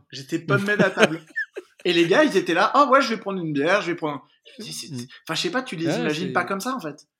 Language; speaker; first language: French; native; French